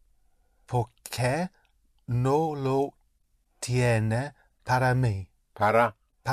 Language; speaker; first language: Spanish; non-native, learner; English